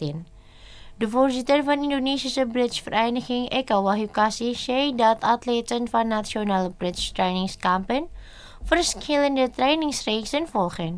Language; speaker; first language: Dutch; non-native, fluent; Indonesian